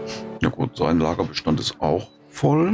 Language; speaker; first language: German; native; German